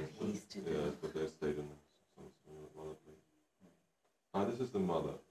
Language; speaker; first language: English; non-native, fluent; German